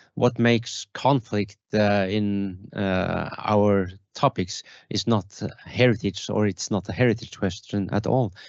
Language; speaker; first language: English; non-native, fluent; Norwegian